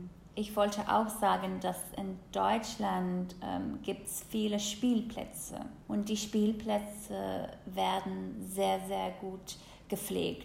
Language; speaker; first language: German; non-native, fluent; English